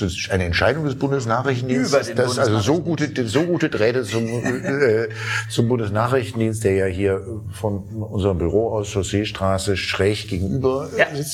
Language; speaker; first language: German; native; German